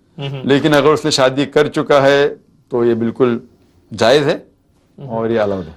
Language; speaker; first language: Urdu; non-native, local second language; Konkani